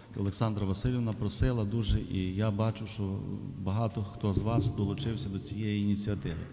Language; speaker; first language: Ukrainian; native; Ukrainian